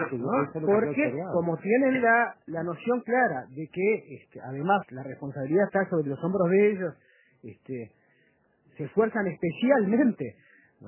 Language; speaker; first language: Spanish; native; Spanish